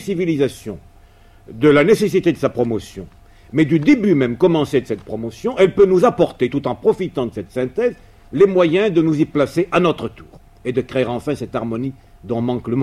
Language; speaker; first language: French; native; French